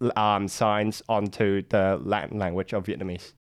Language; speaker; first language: English; non-native, fluent; Vietnamese